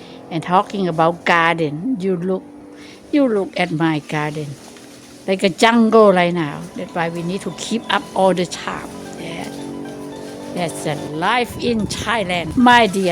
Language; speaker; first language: English; non-native, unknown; Thai